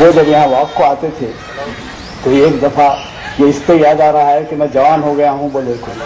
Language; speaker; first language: Hindi; non-native, local second language; Urdu